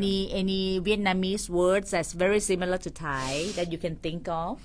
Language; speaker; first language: English; non-native, fluent; Thai